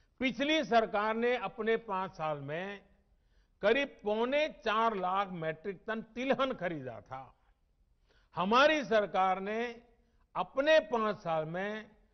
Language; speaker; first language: Hindi; non-native, local second language; Gujarati